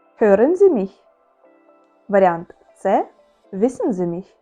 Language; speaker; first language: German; non-native, fluent; Ukrainian